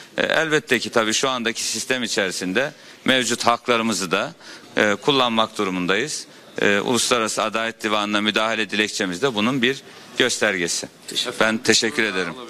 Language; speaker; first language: Turkish; native; Turkish